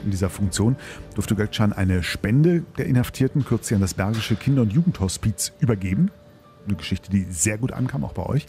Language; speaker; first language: German; native; German